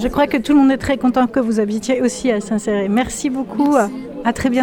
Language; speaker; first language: French; native; French